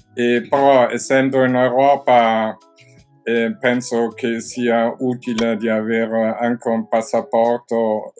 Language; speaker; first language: Italian; non-native, fluent; German